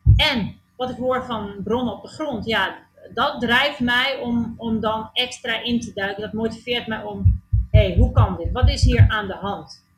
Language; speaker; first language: Dutch; native; Dutch